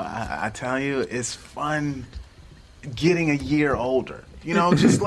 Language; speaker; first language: English; native; English